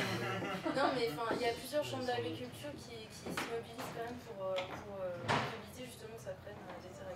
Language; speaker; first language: French; native; French